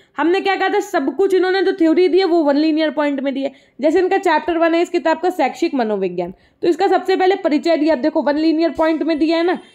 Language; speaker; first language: Hindi; native; Hindi